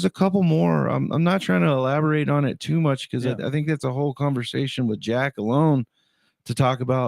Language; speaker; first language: English; native; English